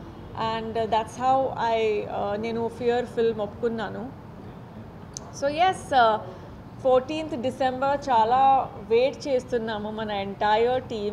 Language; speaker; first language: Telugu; non-native, fluent; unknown